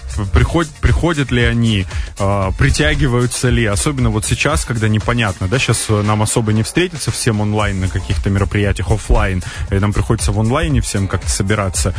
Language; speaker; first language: Russian; native; Russian